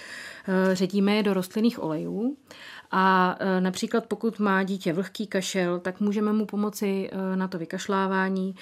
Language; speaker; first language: Czech; native; Czech